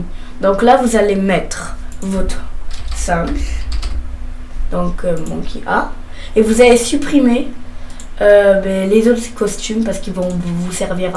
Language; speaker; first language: French; native; French